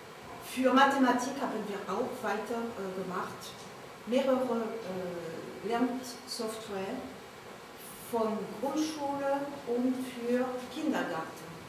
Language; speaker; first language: German; non-native, learner; French